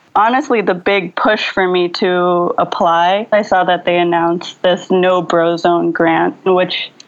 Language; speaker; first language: English; early bilingual, other home language; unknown